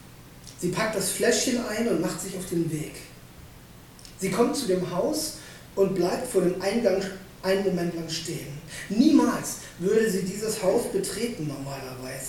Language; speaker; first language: German; native; German